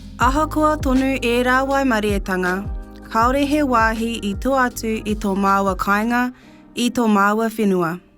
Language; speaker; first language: Māori; non-native, local second language; English